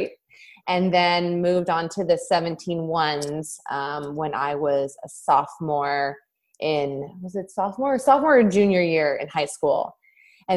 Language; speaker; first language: English; native; English